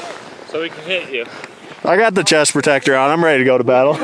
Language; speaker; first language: English; native; English